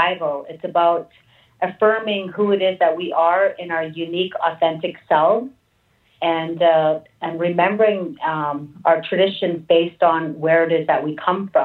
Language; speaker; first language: English; native; English